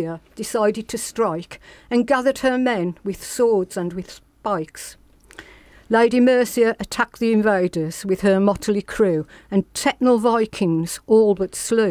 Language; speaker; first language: English; native; English